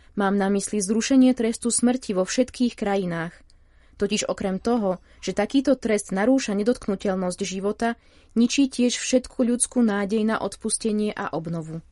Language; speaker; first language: Slovak; native; Slovak